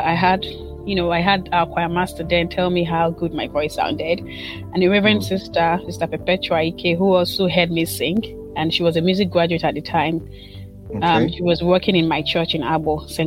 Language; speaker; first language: English; non-native, local second language; Igbo